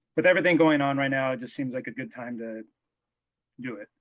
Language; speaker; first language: English; native; English